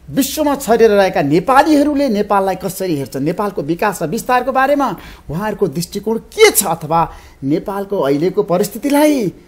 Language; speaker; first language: Nepali; native; Nepali